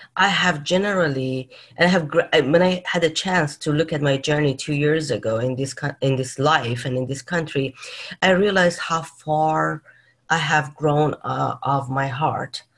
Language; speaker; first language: English; non-native, fluent; Persian